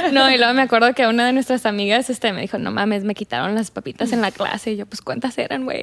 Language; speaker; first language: Spanish; early bilingual, other home language; English